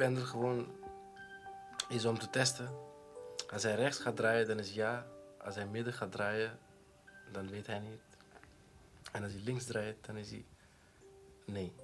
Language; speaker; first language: Dutch; non-native, learner; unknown